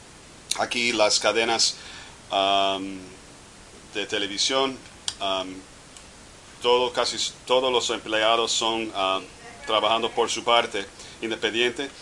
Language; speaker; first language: Spanish; non-native, fluent; English